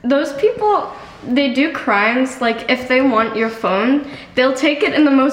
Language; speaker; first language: English; non-native, local second language; Afrikaans